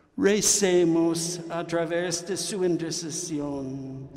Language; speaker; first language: Spanish; non-native, fluent; English